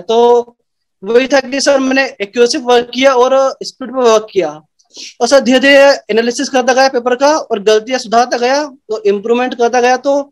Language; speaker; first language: Hindi; native; Hindi